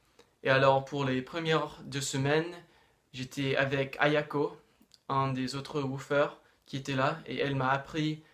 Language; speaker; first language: French; non-native, fluent; English